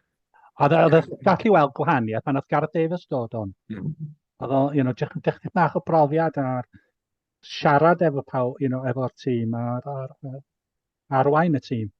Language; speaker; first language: Welsh; native; Welsh